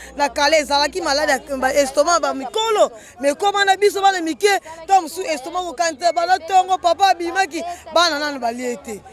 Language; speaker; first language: Lingala; non-native, local second language; Kongo